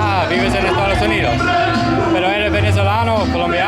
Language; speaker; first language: Spanish; non-native, learner; English